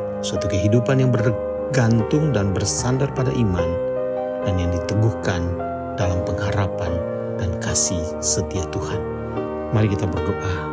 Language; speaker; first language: Indonesian; native; Indonesian